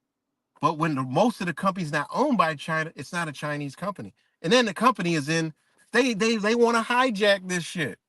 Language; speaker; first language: English; native; English